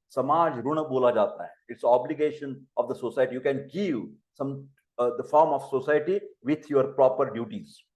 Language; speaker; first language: Hindi; non-native, local second language; Marathi